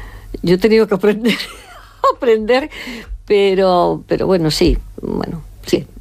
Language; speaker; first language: Spanish; native; Spanish